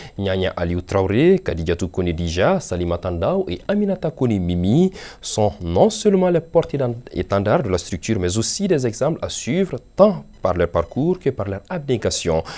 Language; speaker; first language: French; non-native, local second language; Bambara